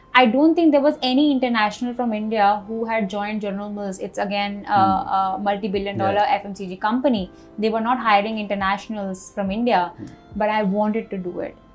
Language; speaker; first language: English; non-native, local second language; Hindi